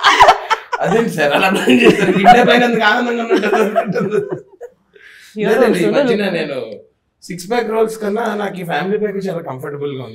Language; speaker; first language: Telugu; native; Telugu